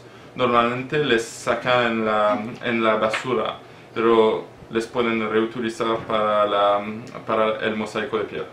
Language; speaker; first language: Spanish; non-native, learner; French